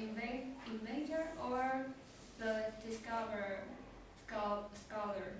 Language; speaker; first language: English; non-native, learner; Chinese